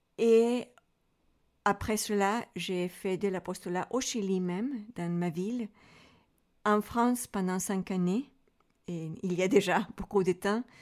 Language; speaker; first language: French; non-native, fluent; Spanish